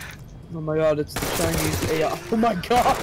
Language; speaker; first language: English; native; English